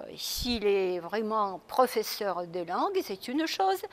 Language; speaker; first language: French; non-native, fluent; Russian